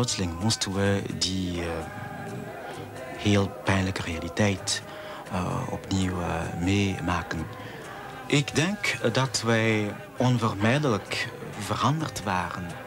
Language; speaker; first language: Dutch; non-native, fluent; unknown